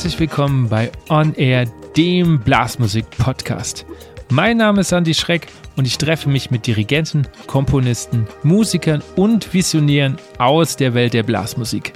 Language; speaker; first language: German; native; German